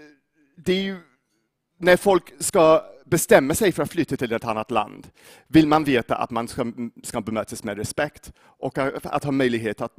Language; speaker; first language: Swedish; non-native, fluent; English